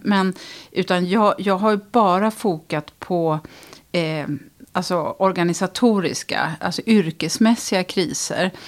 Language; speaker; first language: Swedish; native; Swedish